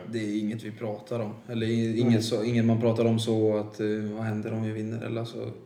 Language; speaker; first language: Swedish; native; Swedish